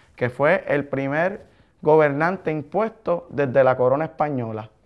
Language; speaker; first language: Spanish; native; Spanish